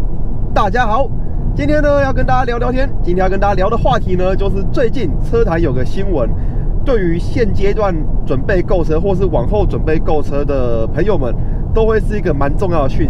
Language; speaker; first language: Chinese; native; Chinese